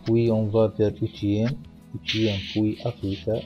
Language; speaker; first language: French; non-native, local second language; Arabic